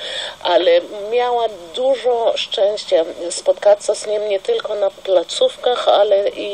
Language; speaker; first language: Polish; non-native, fluent; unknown